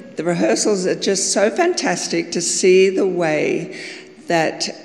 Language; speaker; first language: English; native; English